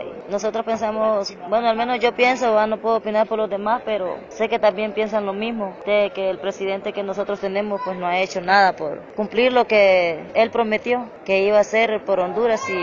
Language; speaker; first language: Spanish; native; Spanish